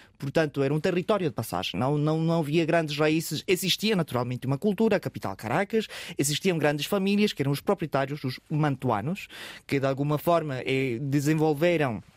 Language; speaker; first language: Portuguese; non-native, fluent; Spanish